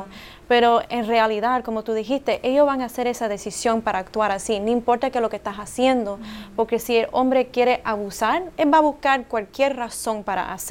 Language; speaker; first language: Spanish; early bilingual, heritage; English